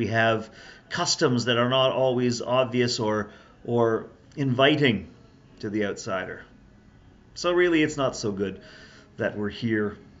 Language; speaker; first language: English; native; English